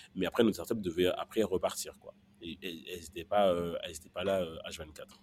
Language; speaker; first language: French; non-native, local second language; Kinyarwanda